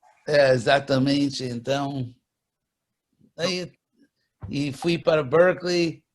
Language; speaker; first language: Portuguese; non-native, fluent; English